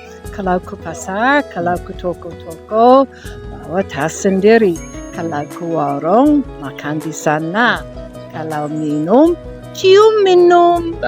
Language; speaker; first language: Indonesian; non-native, learner; English